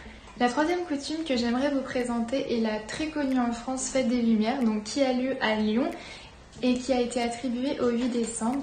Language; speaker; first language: French; native; French